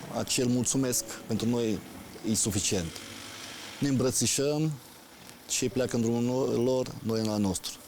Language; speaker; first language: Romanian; non-native, local second language; Ukrainian